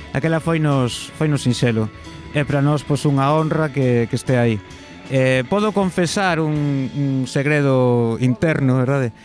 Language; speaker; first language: Galician; non-native, local second language; Spanish